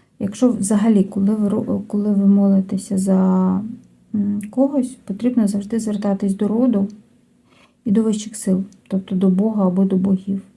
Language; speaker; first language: Ukrainian; non-native, local second language; Russian